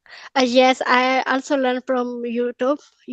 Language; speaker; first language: English; non-native, learner; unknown